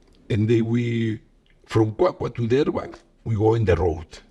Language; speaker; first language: English; non-native, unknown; Spanish